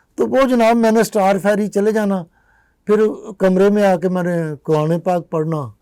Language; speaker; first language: Urdu; non-native, local second language; Punjabi